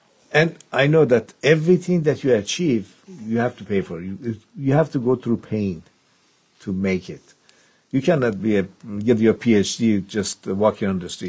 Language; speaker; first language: English; non-native, fluent; Persian